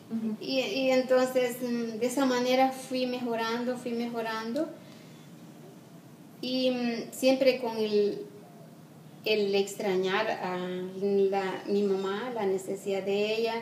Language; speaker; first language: Spanish; native; Spanish